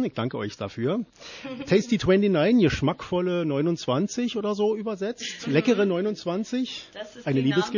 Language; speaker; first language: German; native; German